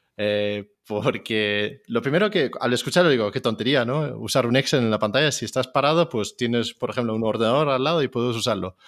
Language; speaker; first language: Spanish; non-native, fluent; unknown